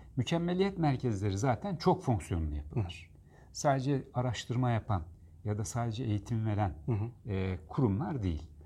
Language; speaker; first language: Turkish; native; Turkish